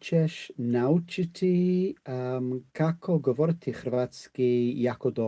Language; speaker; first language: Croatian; non-native, learner; English